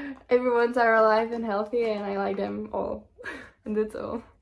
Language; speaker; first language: English; non-native, fluent; Czech